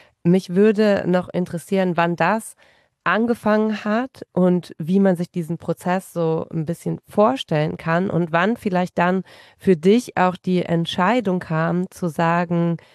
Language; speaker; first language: German; native; German